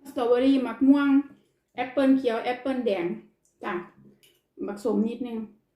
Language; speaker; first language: Thai; native; Thai